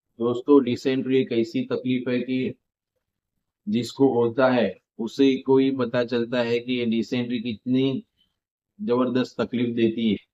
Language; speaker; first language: Hindi; non-native, local second language; Gujarati